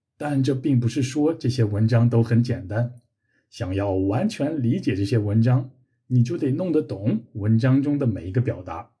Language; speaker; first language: Chinese; native; Chinese